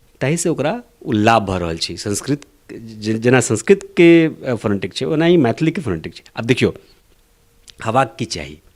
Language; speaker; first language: Maithili; non-native, local second language; Bhojpuri